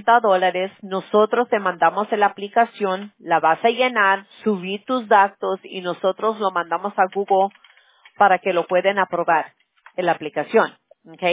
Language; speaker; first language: Spanish; early bilingual, heritage; Spanish